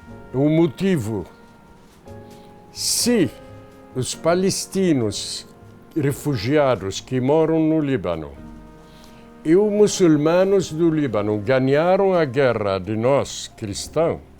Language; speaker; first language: Portuguese; non-native, fluent; Arabic